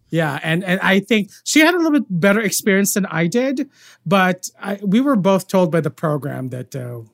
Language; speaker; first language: English; non-native, local second language; Filipino